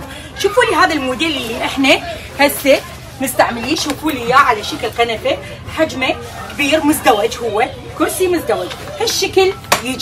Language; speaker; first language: Arabic; native; Arabic